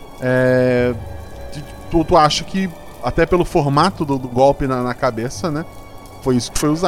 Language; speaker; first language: Portuguese; native; Portuguese